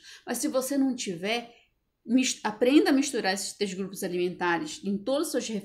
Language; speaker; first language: Portuguese; native; Portuguese